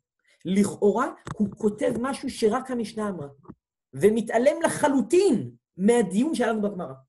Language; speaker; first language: Hebrew; native; Hebrew